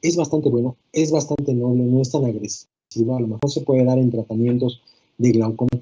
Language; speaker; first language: Spanish; native; Spanish